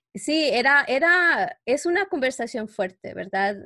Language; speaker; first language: Spanish; early bilingual, heritage; Spanish